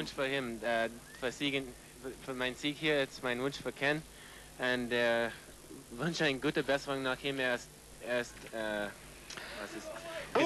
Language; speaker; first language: German; non-native, learner; English